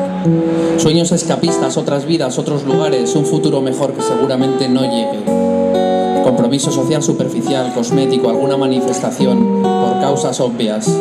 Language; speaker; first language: Spanish; native; Spanish